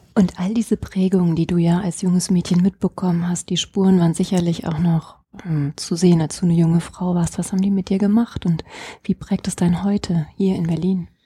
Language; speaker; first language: German; native; German